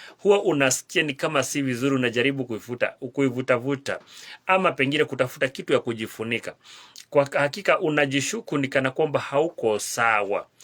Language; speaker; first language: Swahili; non-native, local second language; Kikuyu